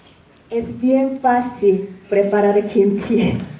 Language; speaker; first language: Spanish; non-native, fluent; Korean